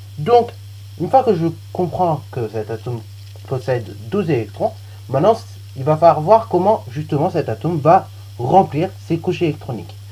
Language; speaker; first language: French; native; French